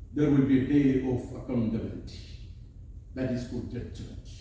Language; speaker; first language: English; non-native, local second language; Malayalam